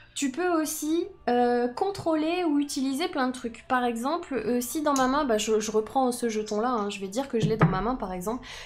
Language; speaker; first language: French; native; French